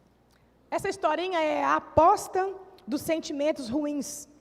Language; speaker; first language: Portuguese; native; Portuguese